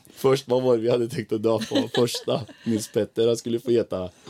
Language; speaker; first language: Swedish; non-native, fluent; Croatian